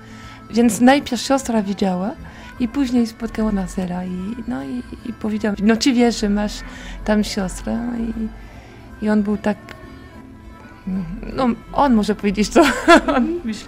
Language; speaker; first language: Polish; non-native, learner; French